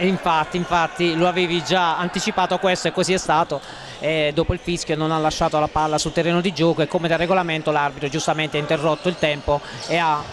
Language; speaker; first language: Italian; native; Italian